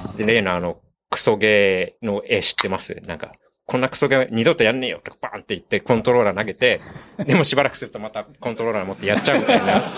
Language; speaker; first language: Japanese; native; Japanese